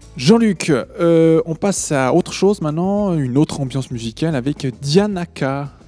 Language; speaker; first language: French; native; French